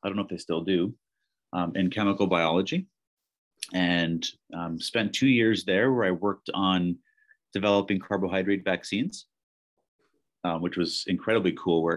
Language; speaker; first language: English; native; English